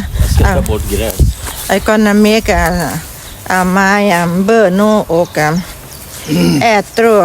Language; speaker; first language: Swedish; non-native, learner; Thai